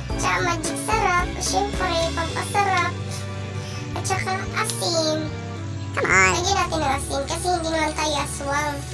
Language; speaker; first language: Filipino; non-native, local second language; Cebuano